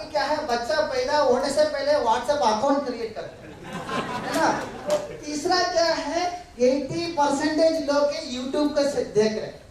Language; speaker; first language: Hindi; non-native, local second language; Tamil